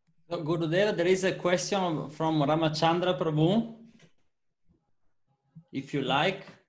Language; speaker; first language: English; non-native, fluent; Italian